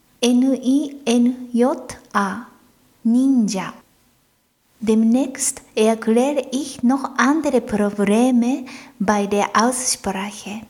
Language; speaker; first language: German; non-native, fluent; Japanese